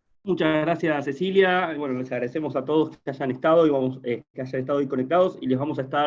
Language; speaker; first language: Spanish; native; Spanish